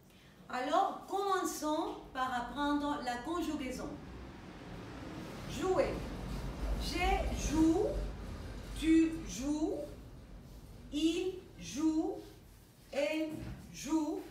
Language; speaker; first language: French; non-native, fluent; Spanish